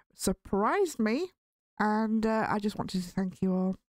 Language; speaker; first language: English; native; English